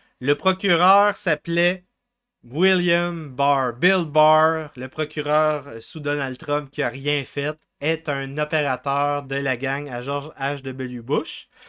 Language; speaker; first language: French; native; French